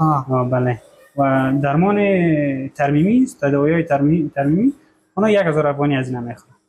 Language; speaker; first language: Persian; native; Persian